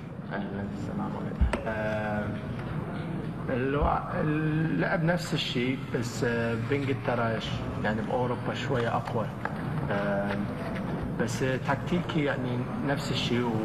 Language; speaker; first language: Arabic; early bilingual, heritage; Arabic